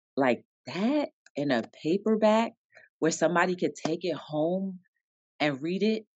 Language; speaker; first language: English; native; English